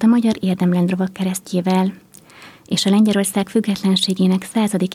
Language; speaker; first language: Hungarian; native; Hungarian